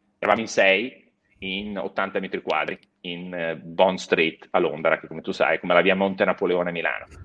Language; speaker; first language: Italian; native; Italian